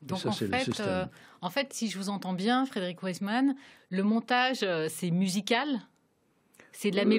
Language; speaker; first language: French; native; French